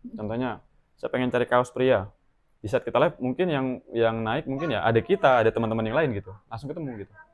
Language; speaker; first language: Indonesian; native; Indonesian